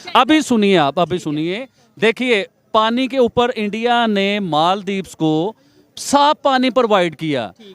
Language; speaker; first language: Urdu; non-native, local second language; Punjabi